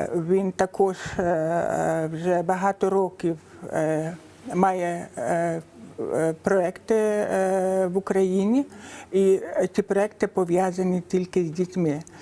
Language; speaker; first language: Ukrainian; native; Ukrainian